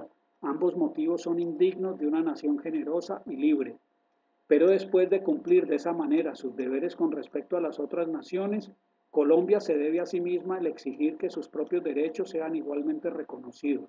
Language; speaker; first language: Spanish; native; Spanish